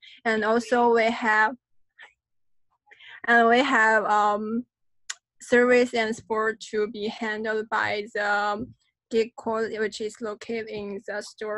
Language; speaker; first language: English; non-native, fluent; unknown